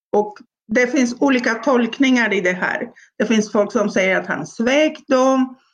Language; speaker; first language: Swedish; non-native, fluent; Spanish